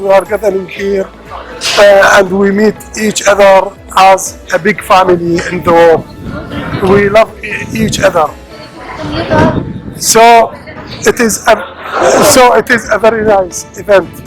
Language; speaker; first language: English; non-native, learner; Arabic